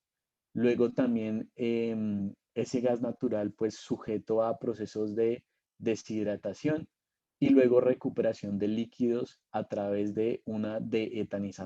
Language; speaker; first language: Spanish; native; Spanish